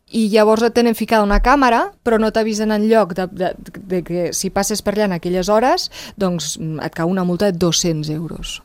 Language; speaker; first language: Catalan; native; Catalan